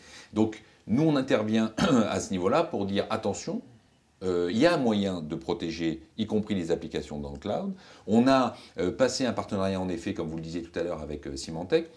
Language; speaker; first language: French; native; French